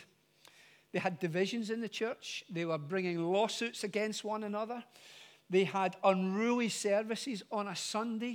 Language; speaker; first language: English; native; English